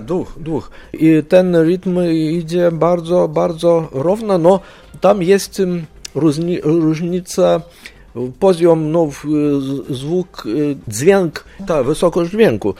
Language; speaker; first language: Polish; non-native, learner; Lithuanian